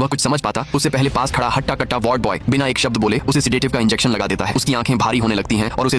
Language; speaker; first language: Hindi; native; Hindi